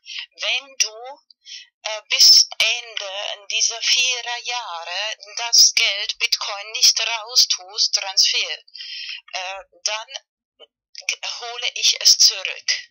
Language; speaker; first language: German; non-native, learner; Spanish